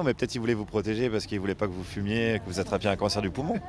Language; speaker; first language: French; native; French